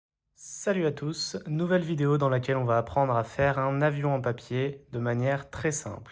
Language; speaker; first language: French; native; French